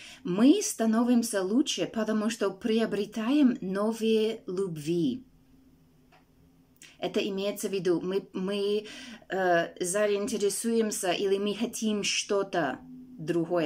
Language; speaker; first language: Russian; non-native, fluent; English